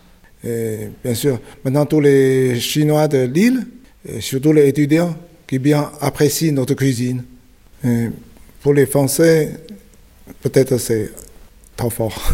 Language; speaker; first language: French; non-native, fluent; Chinese